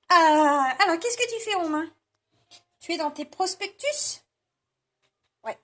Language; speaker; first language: French; native; French